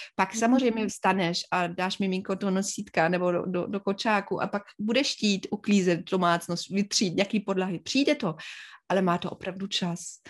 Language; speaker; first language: Czech; non-native, fluent; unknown